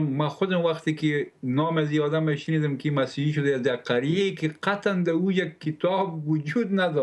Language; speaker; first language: Persian; non-native, local second language; Pashto